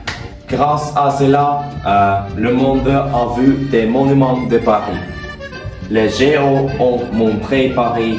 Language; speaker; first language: French; non-native, learner; Norwegian